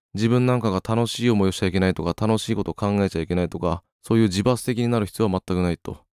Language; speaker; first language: Japanese; native; Japanese